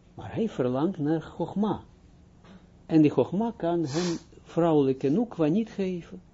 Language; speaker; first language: Dutch; non-native, fluent; Hebrew